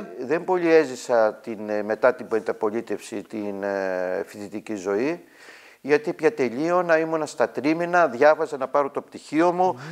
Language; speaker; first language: Greek; native; Greek